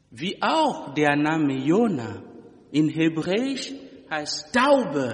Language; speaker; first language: German; non-native, fluent; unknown